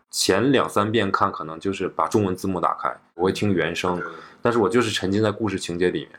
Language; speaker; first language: Chinese; native; Chinese